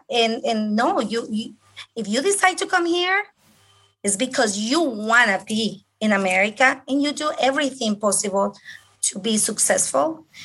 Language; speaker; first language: English; non-native, fluent; Spanish